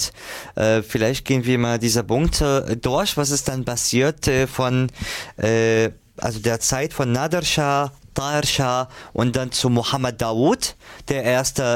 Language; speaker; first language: German; non-native, fluent; Arabic